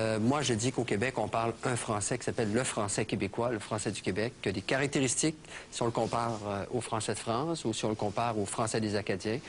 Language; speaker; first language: French; native; French